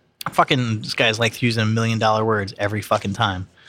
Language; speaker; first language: English; native; English